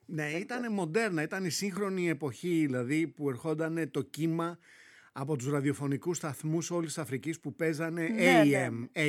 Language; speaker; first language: Greek; native; Greek